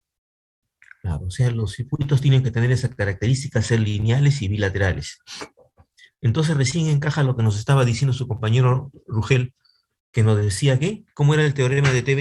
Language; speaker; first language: Spanish; native; Spanish